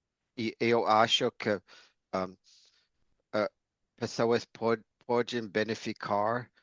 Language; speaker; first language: Portuguese; non-native, fluent; English